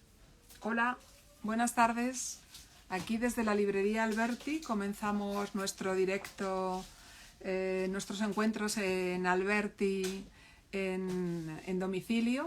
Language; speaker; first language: Spanish; native; Spanish